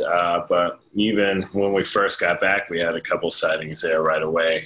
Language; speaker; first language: English; native; English